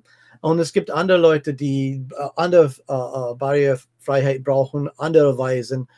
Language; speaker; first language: German; non-native, fluent; English